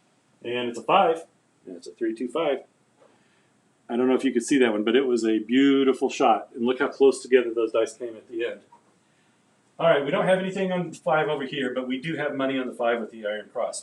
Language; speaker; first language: English; native; English